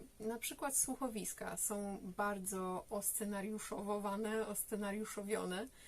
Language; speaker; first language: Polish; native; Polish